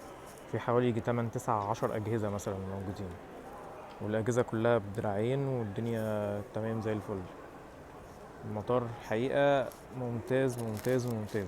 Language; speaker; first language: Arabic; native; Arabic